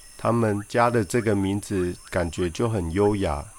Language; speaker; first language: Chinese; native; Chinese